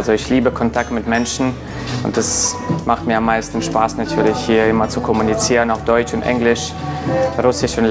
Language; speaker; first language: German; non-native, fluent; Russian